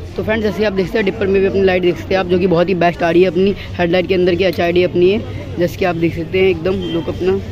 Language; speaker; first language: Hindi; native; Hindi